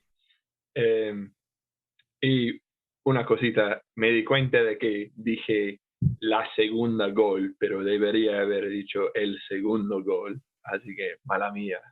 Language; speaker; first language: Spanish; non-native, fluent; English